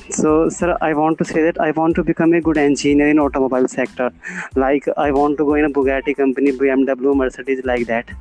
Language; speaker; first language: English; non-native, learner; Hindi